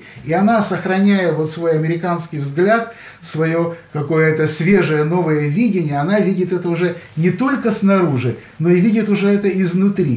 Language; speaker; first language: Russian; native; Russian